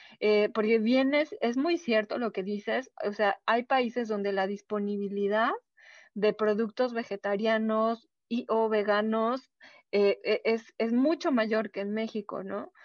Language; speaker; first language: Spanish; native; Spanish